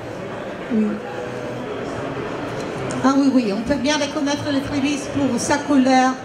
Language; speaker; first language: French; non-native, fluent; Italian